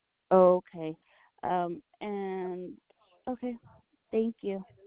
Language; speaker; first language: English; early bilingual, other home language; Spanish